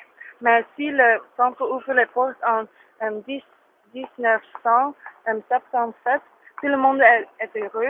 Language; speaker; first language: French; non-native, learner; Dutch